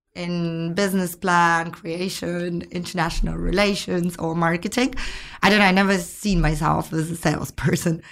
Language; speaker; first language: English; non-native, fluent; Ukrainian